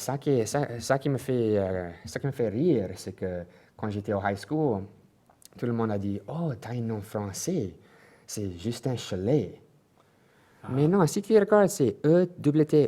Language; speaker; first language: French; non-native, local second language; English